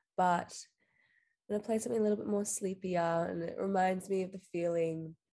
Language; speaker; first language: English; native; English